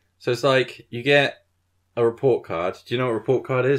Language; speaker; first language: English; native; English